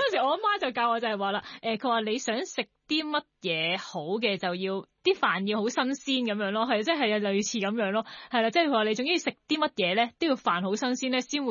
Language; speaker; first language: Cantonese; native; Cantonese